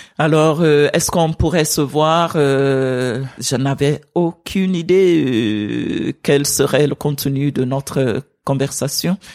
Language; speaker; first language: French; non-native, fluent; English